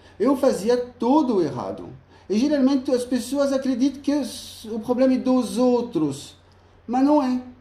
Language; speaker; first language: Portuguese; non-native, fluent; French